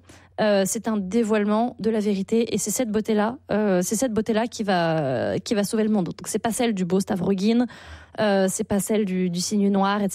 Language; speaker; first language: French; native; French